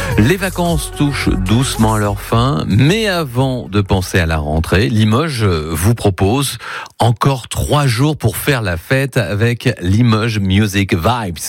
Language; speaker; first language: French; native; French